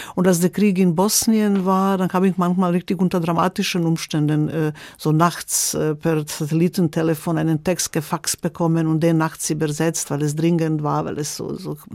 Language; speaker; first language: German; non-native, fluent; Croatian